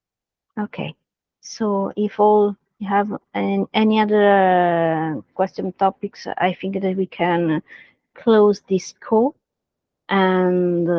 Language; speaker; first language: English; non-native, learner; Italian